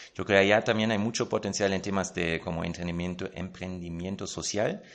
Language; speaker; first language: Spanish; non-native, fluent; German